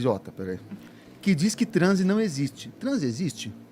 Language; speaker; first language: Portuguese; native; Portuguese